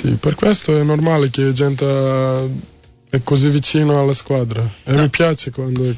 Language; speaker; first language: Italian; non-native, learner; Serbian